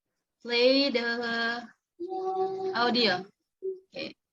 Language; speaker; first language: English; non-native, learner; Indonesian